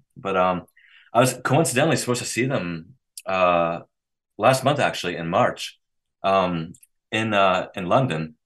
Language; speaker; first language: English; native; English